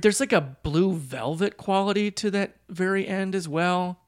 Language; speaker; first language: English; native; English